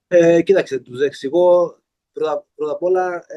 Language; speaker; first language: Greek; early bilingual, heritage; Greek